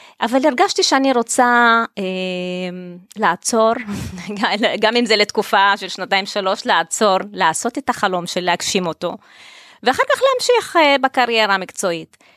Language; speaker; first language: Hebrew; non-native, local second language; Arabic